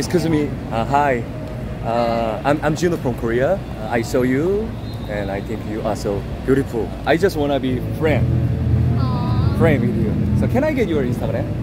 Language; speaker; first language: English; non-native, learner; Korean